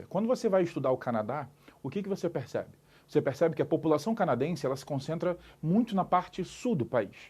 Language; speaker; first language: Portuguese; native; Portuguese